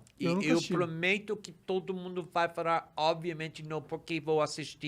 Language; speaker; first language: Portuguese; non-native, fluent; English